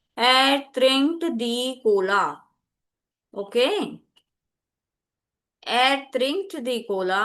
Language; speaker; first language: German; non-native, learner; Hindi